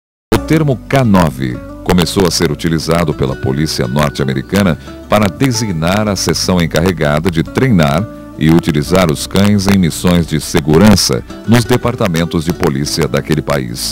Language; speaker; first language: Portuguese; native; Portuguese